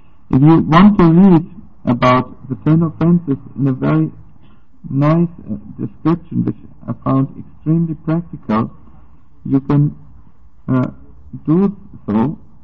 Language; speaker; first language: English; non-native, fluent; German